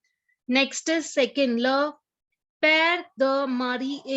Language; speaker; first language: French; non-native, fluent; Hindi